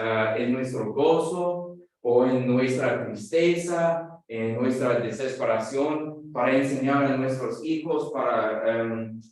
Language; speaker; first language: Spanish; non-native, fluent; English